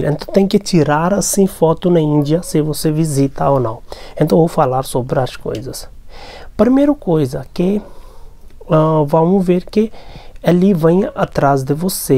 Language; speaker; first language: Portuguese; non-native, learner; Hindi